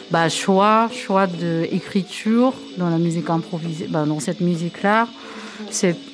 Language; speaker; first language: French; non-native, fluent; Japanese